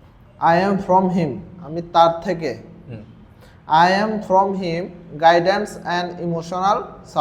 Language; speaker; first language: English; non-native, learner; Bangla